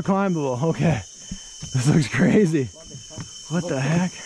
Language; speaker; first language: English; native; English